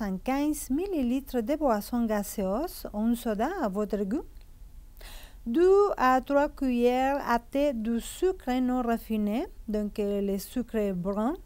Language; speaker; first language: French; non-native, fluent; Spanish